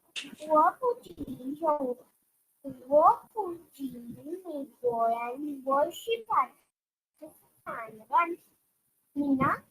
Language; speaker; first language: Chinese; non-native, learner; Urdu